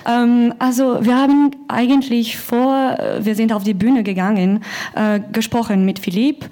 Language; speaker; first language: German; non-native, learner; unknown